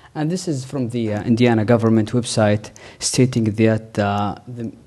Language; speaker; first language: English; non-native, fluent; Arabic